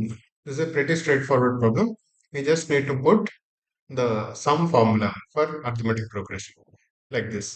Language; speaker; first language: English; non-native, local second language; Telugu